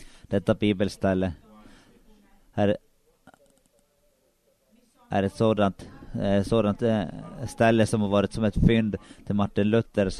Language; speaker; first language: Swedish; non-native, local second language; Finnish